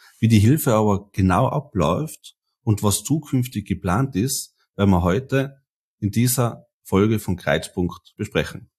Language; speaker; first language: German; native; German